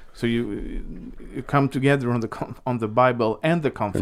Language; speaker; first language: English; non-native, fluent; Swedish